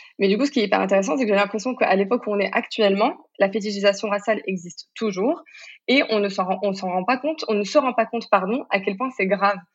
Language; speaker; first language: French; non-native, local second language; Arabic